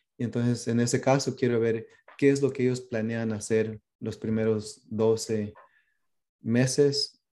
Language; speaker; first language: Spanish; early bilingual, heritage; Spanish